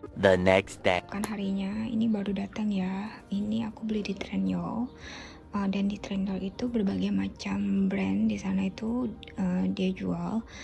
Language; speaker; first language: Indonesian; native; Indonesian